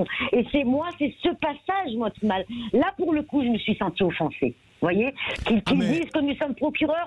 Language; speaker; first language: French; native; French